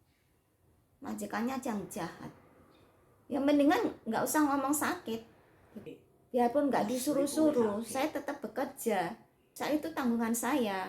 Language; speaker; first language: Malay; non-native, local second language; Javanese